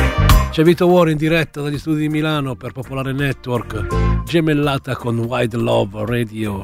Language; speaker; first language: Italian; native; Italian